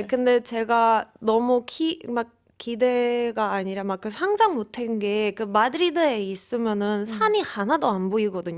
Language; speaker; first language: Korean; non-native, fluent; Spanish